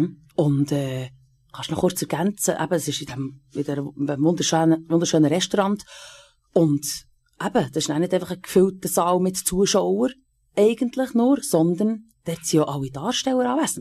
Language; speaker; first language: German; native; German